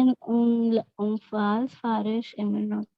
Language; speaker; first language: German; non-native, learner; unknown